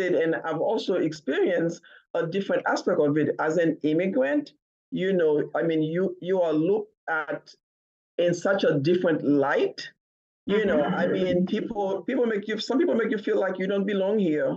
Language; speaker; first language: English; non-native, fluent; Haitian Creole